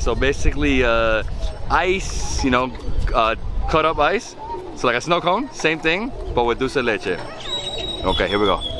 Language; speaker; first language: English; early bilingual, other home language; Spanish